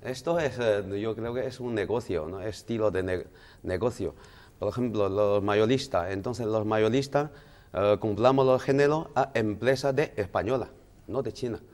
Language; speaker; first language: Spanish; non-native, learner; Chinese